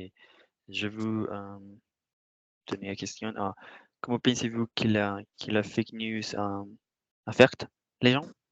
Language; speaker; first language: French; non-native, learner; Spanish